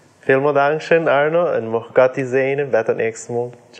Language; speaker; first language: German; non-native, learner; Plautdietsch